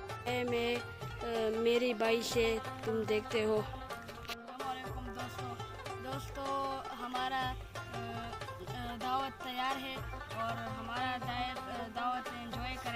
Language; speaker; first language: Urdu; non-native, local second language; Pashto